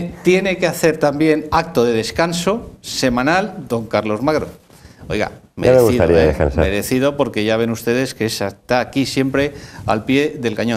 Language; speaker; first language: Spanish; native; Spanish